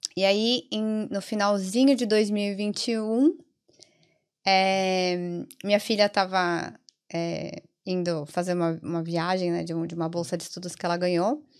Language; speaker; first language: Portuguese; early bilingual, other home language; Italian